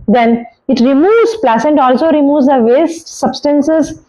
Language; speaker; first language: English; non-native, local second language; Kannada